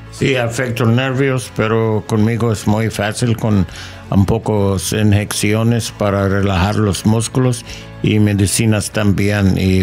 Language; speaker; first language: Spanish; non-native, learner; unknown